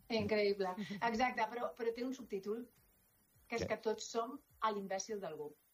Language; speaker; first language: Catalan; non-native, local second language; Spanish